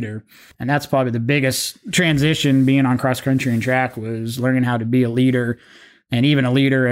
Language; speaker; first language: English; native; English